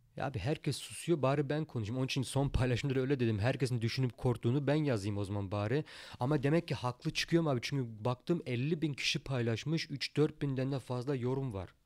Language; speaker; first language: Turkish; early bilingual, heritage; Turkish